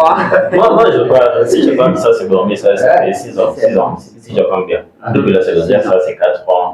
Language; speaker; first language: French; non-native, learner; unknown